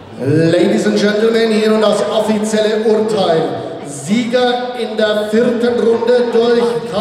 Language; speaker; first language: German; native; German